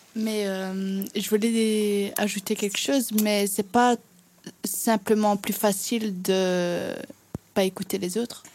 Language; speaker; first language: French; native; French